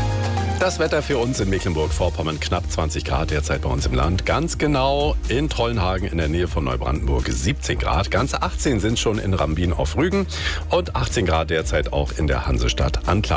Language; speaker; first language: German; native; German